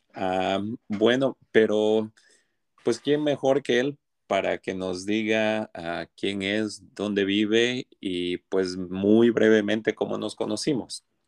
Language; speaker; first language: Spanish; native; Spanish